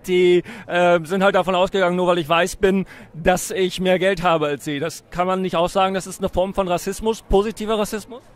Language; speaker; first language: German; native; German